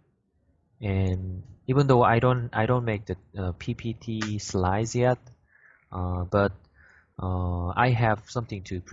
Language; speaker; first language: English; non-native, fluent; Korean